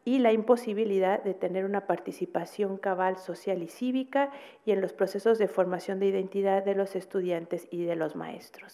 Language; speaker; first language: Spanish; native; Spanish